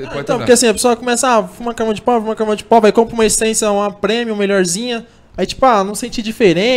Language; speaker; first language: Portuguese; native; Portuguese